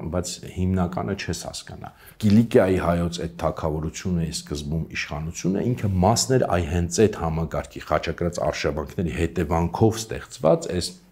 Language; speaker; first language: Armenian; native; Armenian